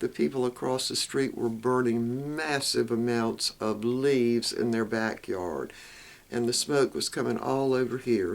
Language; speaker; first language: English; native; English